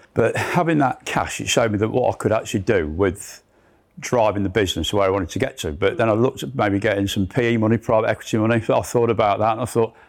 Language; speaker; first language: English; native; English